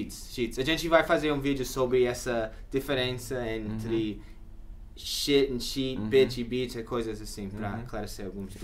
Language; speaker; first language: Portuguese; non-native, fluent; English